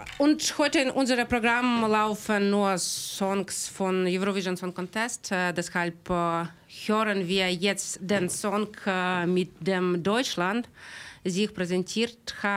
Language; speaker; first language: German; non-native, learner; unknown